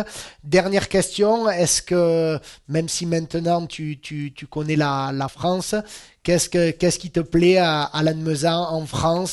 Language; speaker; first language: French; native; French